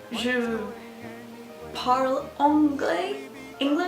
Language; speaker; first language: French; non-native, fluent; English